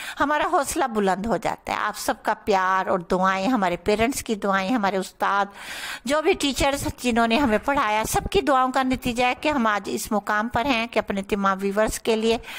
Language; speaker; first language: Urdu; native; Urdu